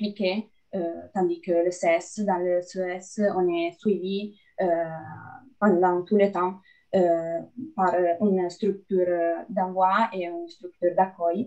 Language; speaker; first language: French; non-native, fluent; Italian